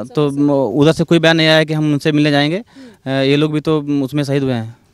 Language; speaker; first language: Hindi; native; Hindi